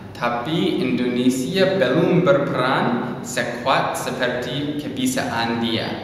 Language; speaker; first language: Indonesian; non-native, learner; English